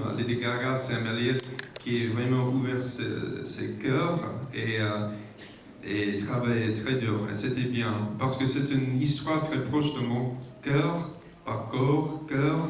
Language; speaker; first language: French; non-native, learner; English